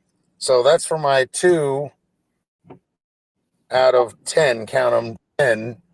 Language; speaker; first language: English; native; English